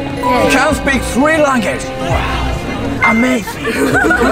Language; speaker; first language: English; non-native, learner; Japanese